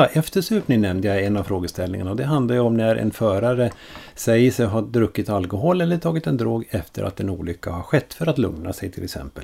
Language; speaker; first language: Swedish; native; Swedish